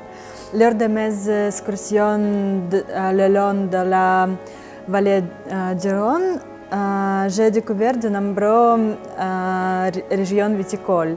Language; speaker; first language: French; non-native, fluent; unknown